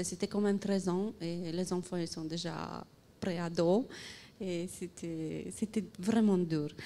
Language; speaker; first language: French; non-native, fluent; Romanian